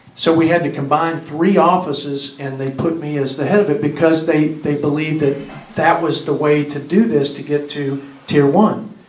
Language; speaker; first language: English; native; English